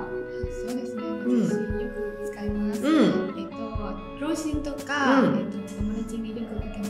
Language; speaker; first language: Japanese; non-native, fluent; Vietnamese